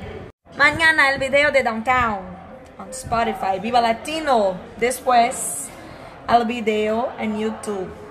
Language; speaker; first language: Spanish; non-native, learner; Portuguese